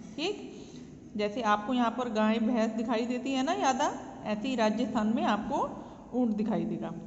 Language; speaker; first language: Hindi; native; Hindi